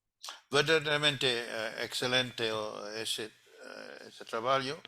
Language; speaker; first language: Portuguese; non-native, fluent; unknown